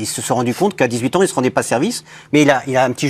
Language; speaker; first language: French; native; French